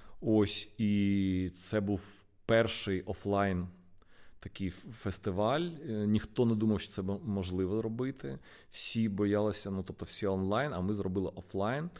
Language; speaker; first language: Ukrainian; non-native, local second language; Russian